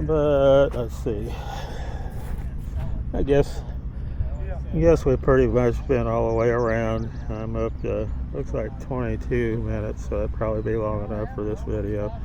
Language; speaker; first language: English; native; English